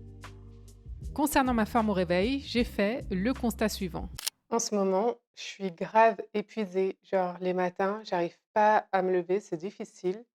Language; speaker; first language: French; native; French